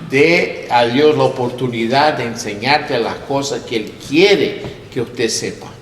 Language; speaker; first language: Spanish; non-native, learner; English